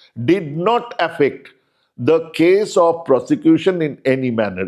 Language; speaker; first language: English; non-native, local second language; Bangla